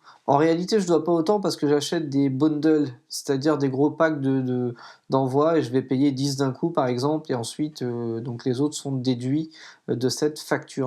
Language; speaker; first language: French; native; French